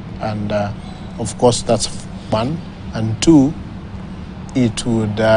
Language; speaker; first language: English; non-native, local second language; Swahili